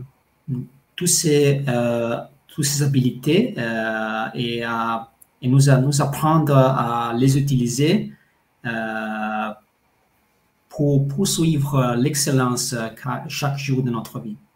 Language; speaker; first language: French; non-native, fluent; Italian